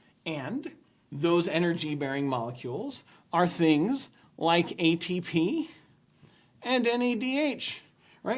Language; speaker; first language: English; native; English